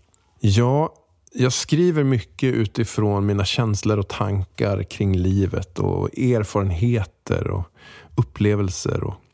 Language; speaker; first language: Swedish; native; Swedish